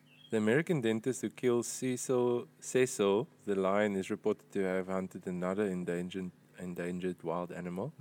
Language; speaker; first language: English; non-native, local second language; Afrikaans